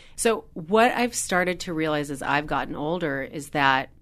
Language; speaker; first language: English; native; English